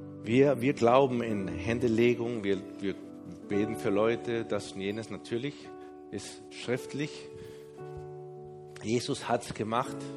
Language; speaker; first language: German; non-native, fluent; Spanish